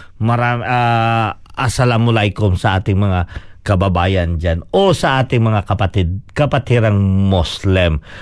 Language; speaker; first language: Filipino; non-native, local second language; Cebuano